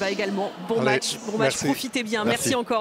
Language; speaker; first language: French; native; French